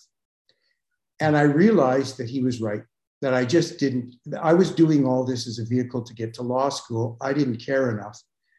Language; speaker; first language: English; native; English